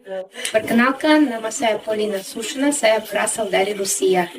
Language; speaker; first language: Indonesian; non-native, fluent; Russian